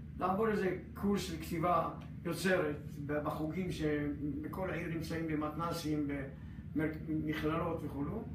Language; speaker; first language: Hebrew; early bilingual, other home language; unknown